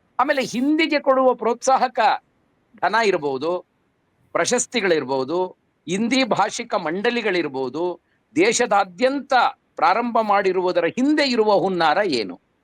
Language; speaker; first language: Kannada; native; Kannada